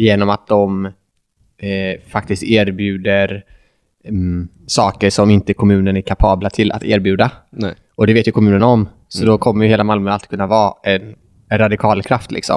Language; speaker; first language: Swedish; native; Swedish